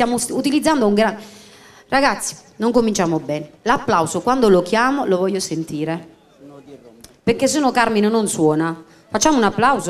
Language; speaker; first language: Italian; native; Italian